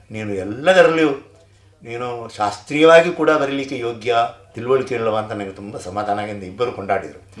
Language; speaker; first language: Kannada; non-native, local second language; Tulu